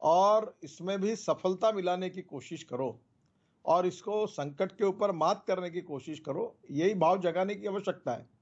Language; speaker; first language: Hindi; non-native, local second language; Marathi